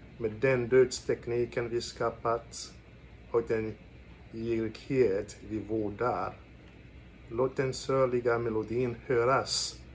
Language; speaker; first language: Swedish; non-native, fluent; French